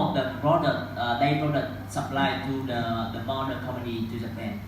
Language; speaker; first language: English; non-native, learner; Vietnamese